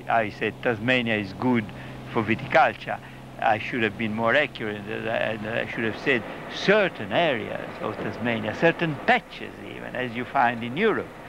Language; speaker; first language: English; non-native, fluent; Italian